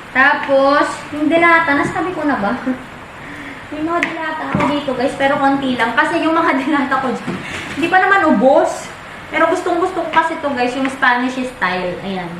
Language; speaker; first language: Filipino; non-native, local second language; Iloko